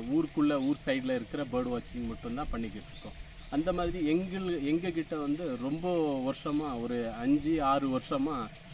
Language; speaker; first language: Tamil; non-native, local second language; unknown